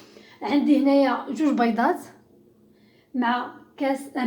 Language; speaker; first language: Arabic; native; Arabic